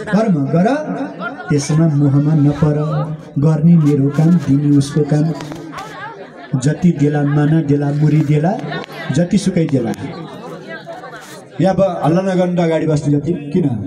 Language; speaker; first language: Nepali; native; Nepali